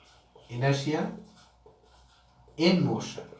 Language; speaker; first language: English; non-native, local second language; Tamil